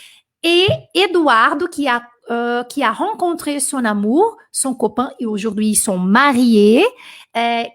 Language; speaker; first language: French; non-native, fluent; Portuguese